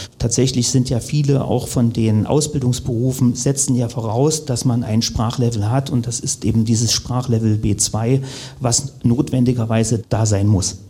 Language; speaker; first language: German; native; German